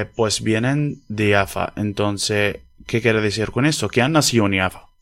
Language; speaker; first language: Spanish; non-native, fluent; Arabic